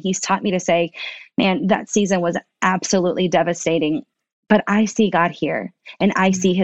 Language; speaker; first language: English; early bilingual, other home language; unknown